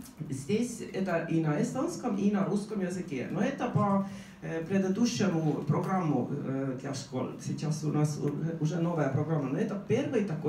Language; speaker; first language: Russian; non-native, fluent; Estonian